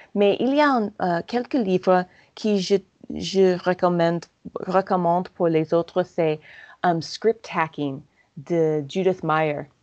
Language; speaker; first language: French; non-native, learner; English